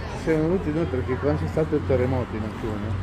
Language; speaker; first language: Italian; native; Italian